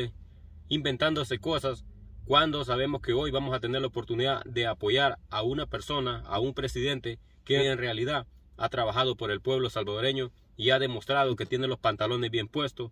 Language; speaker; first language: Spanish; native; Spanish